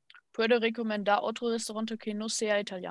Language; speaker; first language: Spanish; non-native, learner; German